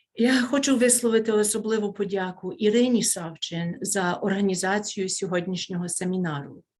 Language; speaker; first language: Ukrainian; early bilingual, heritage; Ukrainian